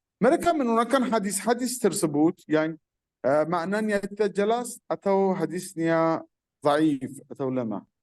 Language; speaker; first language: Indonesian; non-native, fluent; Persian